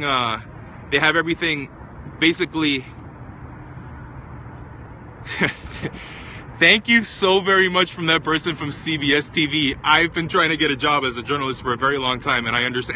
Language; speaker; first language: English; non-native, fluent; Spanish